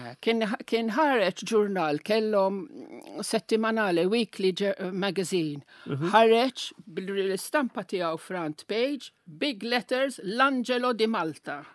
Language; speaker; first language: Maltese; non-native, local second language; Italian